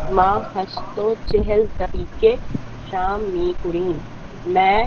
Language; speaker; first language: Persian; non-native, learner; Urdu